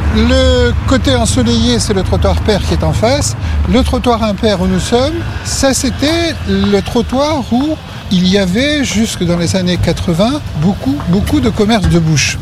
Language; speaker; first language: French; native; French